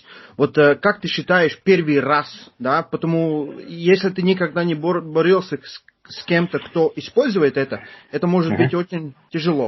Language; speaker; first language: Russian; non-native, fluent; Turkish